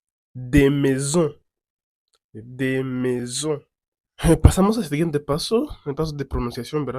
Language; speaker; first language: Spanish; non-native, fluent; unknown